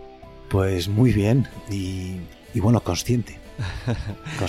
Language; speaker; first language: Spanish; native; Spanish